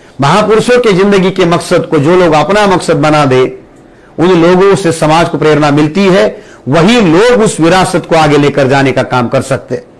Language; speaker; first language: Hindi; non-native, local second language; Marathi